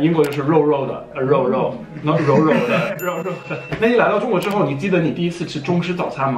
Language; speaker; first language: Chinese; non-native, fluent; English